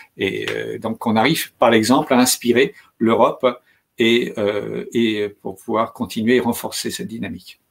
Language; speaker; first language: French; native; French